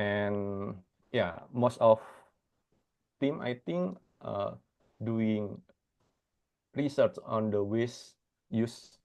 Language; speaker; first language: English; non-native, fluent; Indonesian